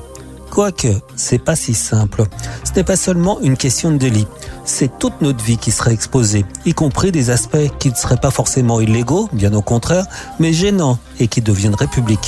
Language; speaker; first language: French; native; French